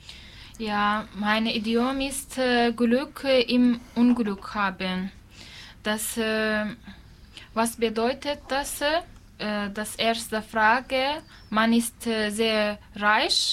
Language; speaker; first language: German; non-native, learner; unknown